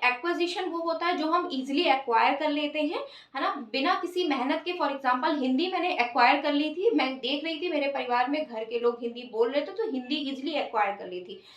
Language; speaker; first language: Hindi; native; Hindi